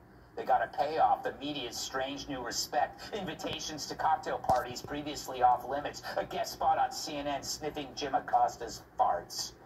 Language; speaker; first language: English; native; English